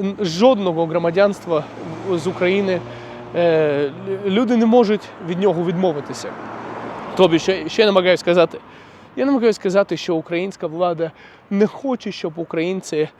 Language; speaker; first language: Ukrainian; non-native, local second language; Russian